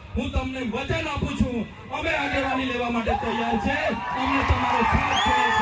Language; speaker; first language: Gujarati; non-native, local second language; Vasavi